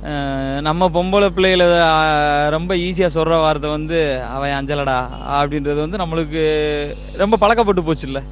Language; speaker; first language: Tamil; native; Tamil